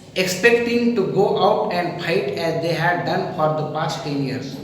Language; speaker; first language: English; non-native, local second language; Marathi